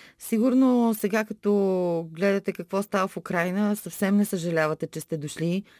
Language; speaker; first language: Bulgarian; native; Bulgarian